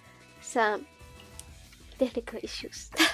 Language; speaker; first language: English; non-native, learner; Czech